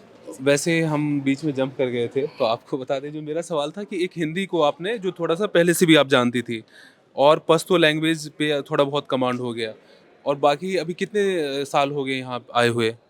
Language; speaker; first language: Hindi; native; Hindi